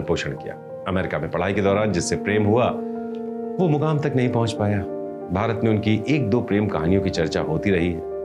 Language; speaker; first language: Hindi; native; Hindi